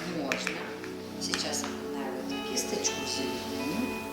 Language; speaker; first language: Russian; native; Russian